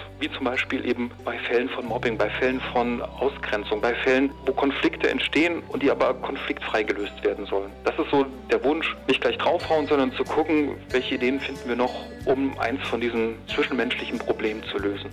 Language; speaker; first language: German; native; German